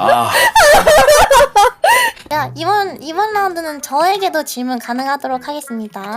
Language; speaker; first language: Korean; native; Korean